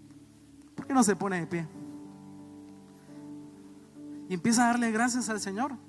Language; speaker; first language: Spanish; native; Spanish